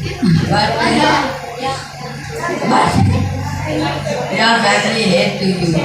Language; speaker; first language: English; non-native, learner; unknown